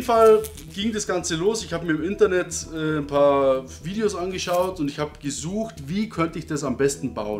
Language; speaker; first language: German; native; German